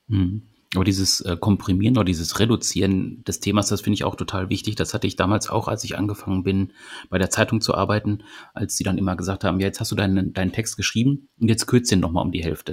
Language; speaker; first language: German; native; German